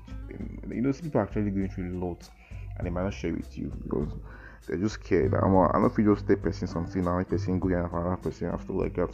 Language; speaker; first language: English; non-native, local second language; Yoruba